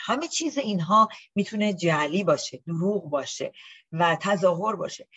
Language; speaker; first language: Persian; native; Persian